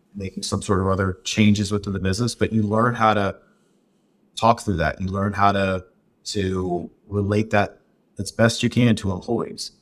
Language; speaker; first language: English; native; English